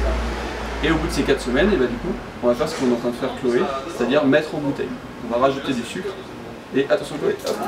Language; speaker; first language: French; native; French